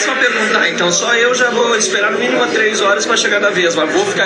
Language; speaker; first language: Portuguese; native; Portuguese